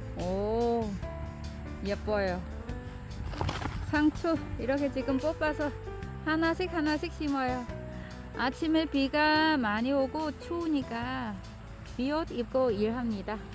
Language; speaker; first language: Korean; non-native, learner; Vietnamese